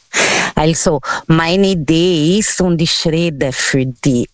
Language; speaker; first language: German; non-native, learner; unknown